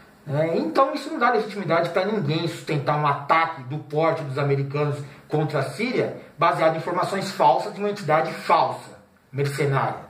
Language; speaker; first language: Portuguese; native; Portuguese